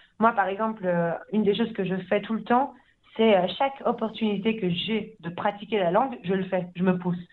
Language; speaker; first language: French; native; French